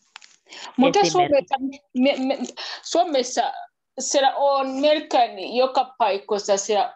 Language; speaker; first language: Finnish; non-native, learner; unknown